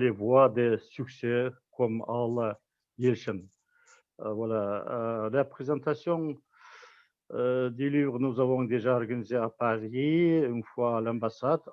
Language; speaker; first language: French; non-native, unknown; Kazakh